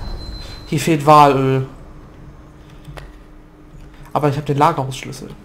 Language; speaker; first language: German; native; German